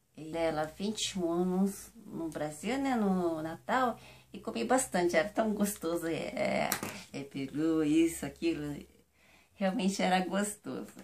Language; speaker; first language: Portuguese; non-native, fluent; Japanese